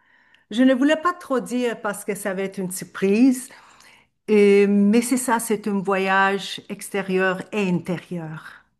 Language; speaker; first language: French; non-native, fluent; Turkish